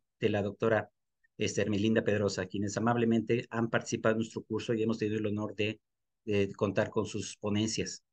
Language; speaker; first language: Spanish; native; Spanish